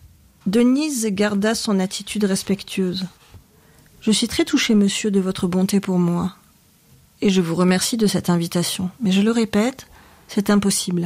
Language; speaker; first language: French; native; French